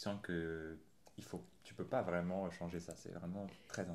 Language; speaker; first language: French; native; French